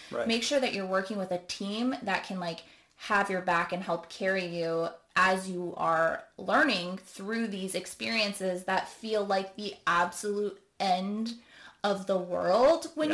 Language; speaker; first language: English; native; English